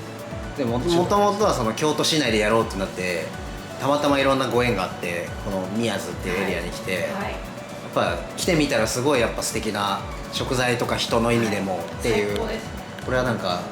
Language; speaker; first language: Japanese; native; Japanese